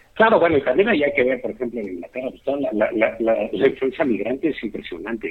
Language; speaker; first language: Spanish; native; Spanish